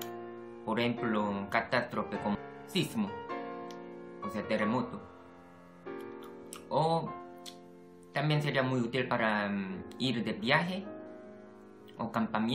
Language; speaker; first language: Spanish; non-native, fluent; Korean